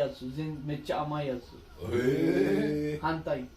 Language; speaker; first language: Japanese; non-native, learner; Urdu